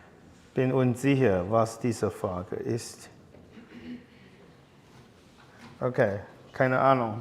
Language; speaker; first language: German; non-native, learner; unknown